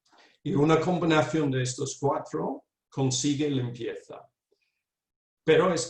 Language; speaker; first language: Spanish; non-native, fluent; English